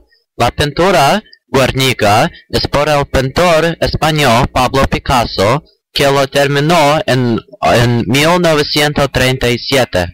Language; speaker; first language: Spanish; non-native, learner; English